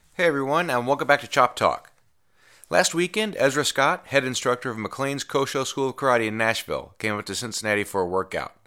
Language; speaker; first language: English; native; English